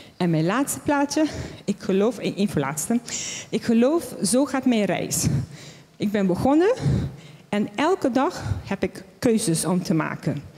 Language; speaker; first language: Dutch; non-native, local second language; Papiamento